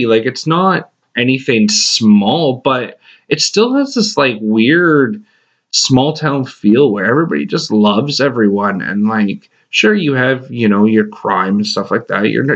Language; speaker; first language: English; native; English